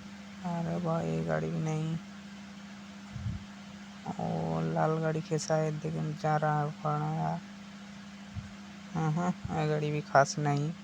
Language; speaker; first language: Hindi; non-native, local second language; Odia